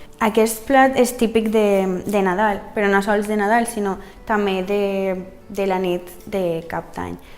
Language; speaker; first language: Catalan; early bilingual, other home language; Bulgarian